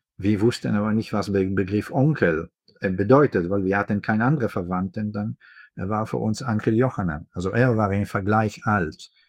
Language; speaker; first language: German; non-native, fluent; Hebrew